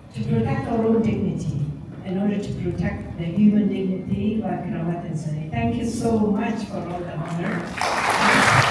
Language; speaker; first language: English; non-native, fluent; Persian